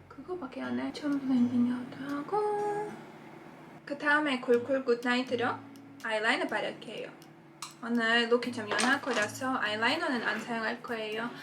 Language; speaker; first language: Korean; non-native, fluent; Latvian